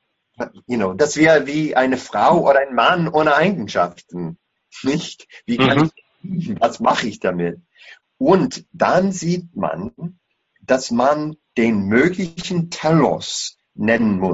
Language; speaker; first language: German; non-native, fluent; English